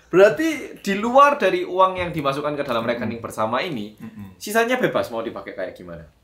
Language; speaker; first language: Indonesian; native; Indonesian